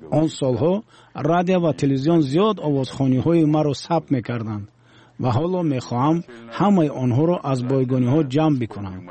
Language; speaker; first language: Tajik; non-native, local second language; Russian